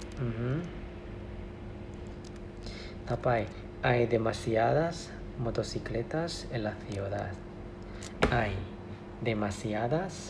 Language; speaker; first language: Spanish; non-native, learner; Thai